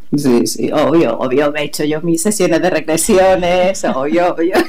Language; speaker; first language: Spanish; native; Spanish